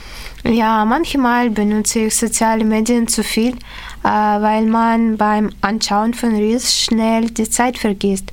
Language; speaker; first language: German; non-native, learner; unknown